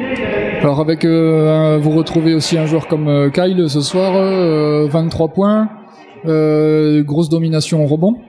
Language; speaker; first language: French; native; French